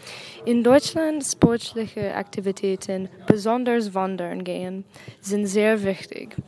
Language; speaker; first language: German; non-native, learner; English